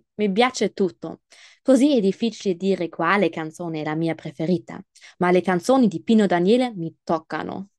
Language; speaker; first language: Italian; non-native, fluent; German